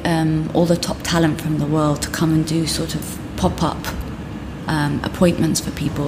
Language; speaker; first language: English; native; English